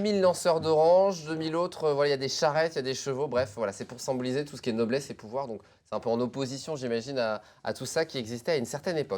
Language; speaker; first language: French; native; French